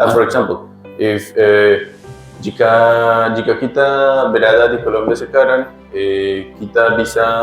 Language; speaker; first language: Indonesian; non-native, learner; Spanish